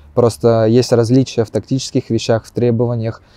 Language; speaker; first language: Russian; native; Russian